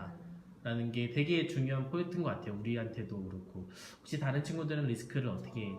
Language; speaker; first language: Korean; native; Korean